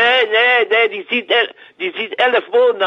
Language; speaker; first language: German; non-native, learner; French